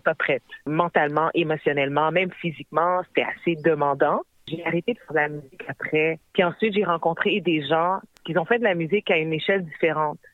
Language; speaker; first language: French; native; French